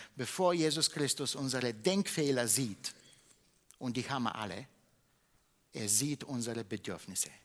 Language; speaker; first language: German; non-native, fluent; Bulgarian